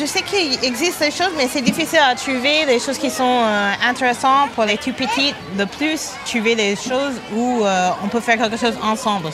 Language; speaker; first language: French; non-native, fluent; English